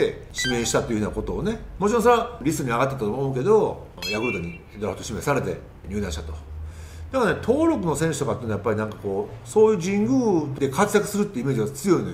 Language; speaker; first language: Japanese; native; Japanese